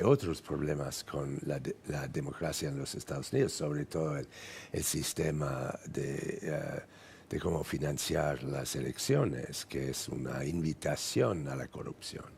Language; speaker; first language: Spanish; non-native, fluent; English